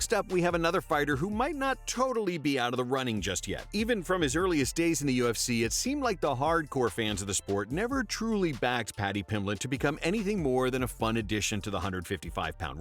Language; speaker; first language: English; native; English